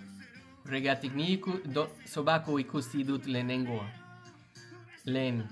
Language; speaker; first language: Basque; non-native, learner; English